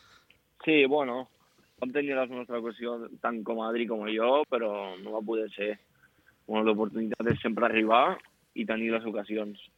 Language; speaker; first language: Catalan; non-native, local second language; Spanish